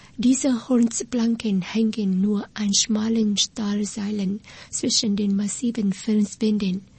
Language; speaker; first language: German; non-native, fluent; Vietnamese